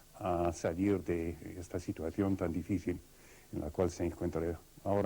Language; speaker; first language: Spanish; non-native, fluent; Russian